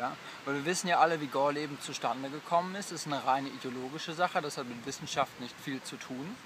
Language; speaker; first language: German; native; German